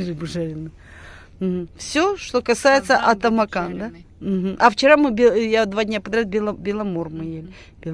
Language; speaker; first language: Russian; native; Russian